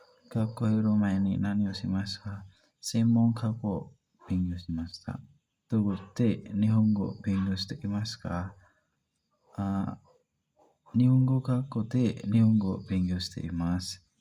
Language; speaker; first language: Japanese; non-native, learner; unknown